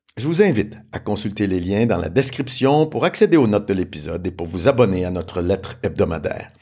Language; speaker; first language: French; native; French